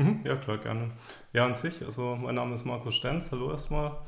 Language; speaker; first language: German; native; German